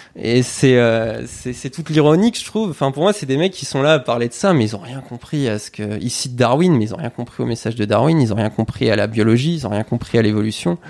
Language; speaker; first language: French; native; French